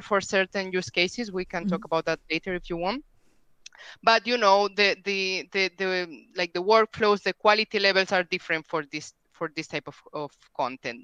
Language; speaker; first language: English; non-native, fluent; Spanish